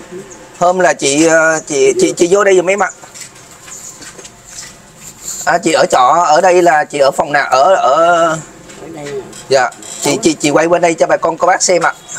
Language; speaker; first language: Vietnamese; native; Vietnamese